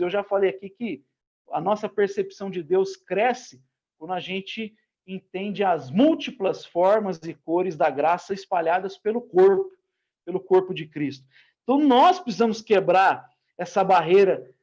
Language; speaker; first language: Portuguese; native; Portuguese